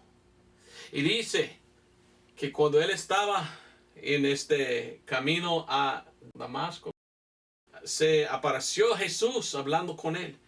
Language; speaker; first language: Spanish; non-native, fluent; English